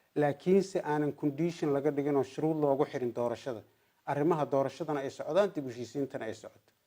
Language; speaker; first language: Somali; native; Somali